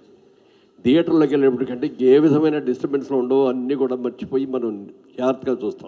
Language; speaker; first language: Telugu; native; Telugu